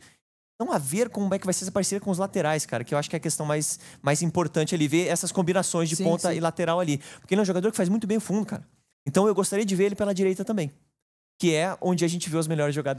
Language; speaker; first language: Portuguese; native; Portuguese